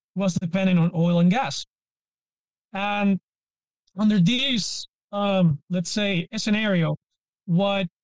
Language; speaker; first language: English; non-native, fluent; Spanish